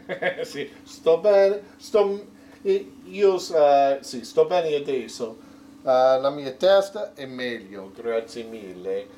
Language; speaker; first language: Italian; non-native, learner; English